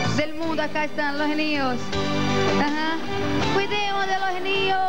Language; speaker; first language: Spanish; non-native, fluent; Portuguese